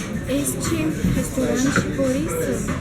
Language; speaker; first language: Portuguese; non-native, learner; Russian